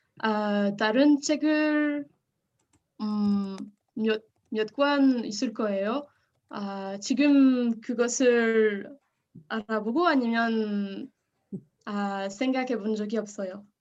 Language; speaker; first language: Korean; non-native, learner; French